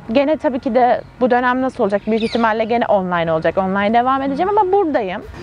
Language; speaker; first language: Turkish; native; Turkish